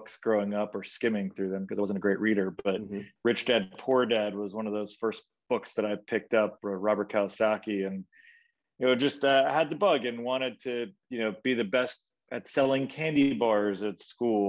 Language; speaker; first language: English; native; English